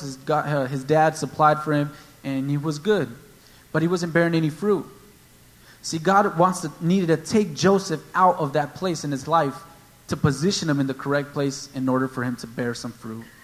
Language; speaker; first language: English; early bilingual, other home language; Spanish